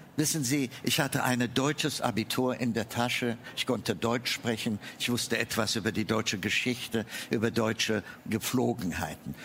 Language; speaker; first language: German; non-native, fluent; Amharic